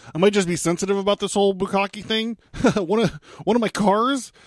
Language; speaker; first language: English; native; English